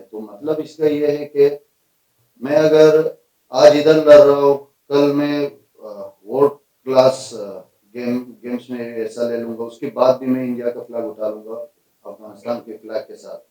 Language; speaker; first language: Hindi; non-native, fluent; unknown